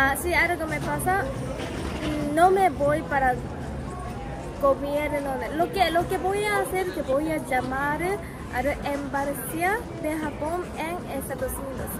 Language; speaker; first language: Spanish; non-native, learner; Japanese